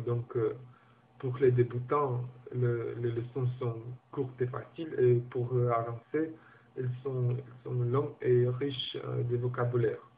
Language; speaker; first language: French; non-native, learner; Romanian